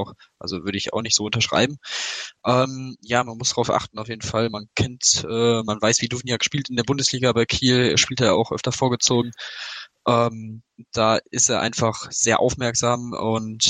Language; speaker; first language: German; native; German